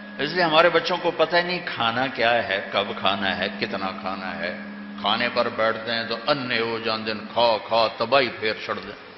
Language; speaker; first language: Urdu; non-native, local second language; Punjabi